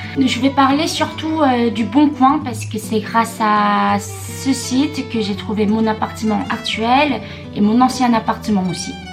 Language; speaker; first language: French; non-native, fluent; Korean